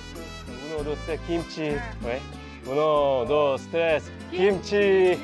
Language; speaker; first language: Spanish; non-native, learner; Korean